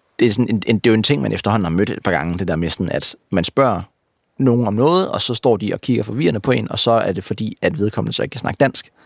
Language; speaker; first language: Danish; native; Danish